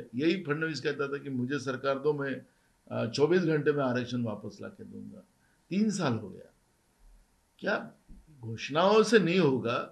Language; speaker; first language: Hindi; non-native, local second language; Marathi